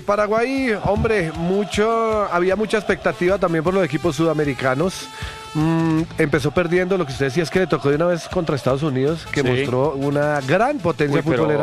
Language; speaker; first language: Spanish; native; Spanish